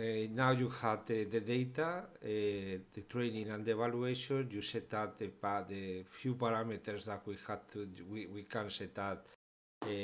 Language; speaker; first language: English; non-native, fluent; Spanish